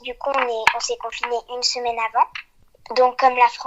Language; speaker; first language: French; early bilingual, heritage; French